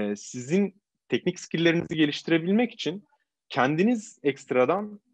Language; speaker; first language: Turkish; native; Turkish